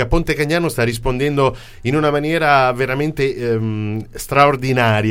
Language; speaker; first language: Italian; native; Italian